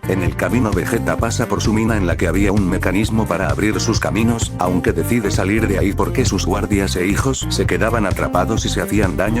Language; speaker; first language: Spanish; native; Spanish